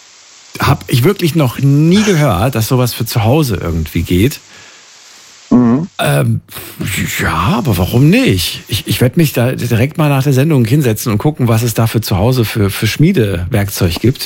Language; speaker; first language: German; native; German